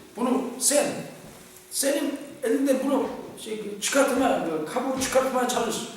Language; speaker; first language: Turkish; non-native, fluent; Korean